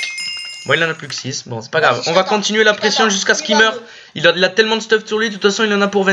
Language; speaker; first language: French; native; French